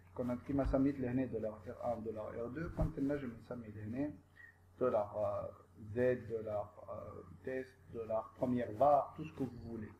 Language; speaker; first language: French; non-native, local second language; Arabic